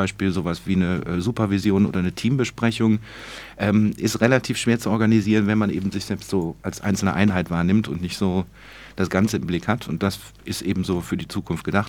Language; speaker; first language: German; native; German